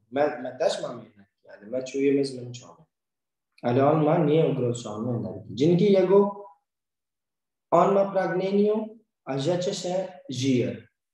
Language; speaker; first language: Polish; non-native, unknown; Hindi